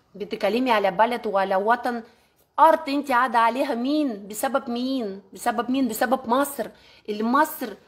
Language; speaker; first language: Arabic; non-native, learner; Russian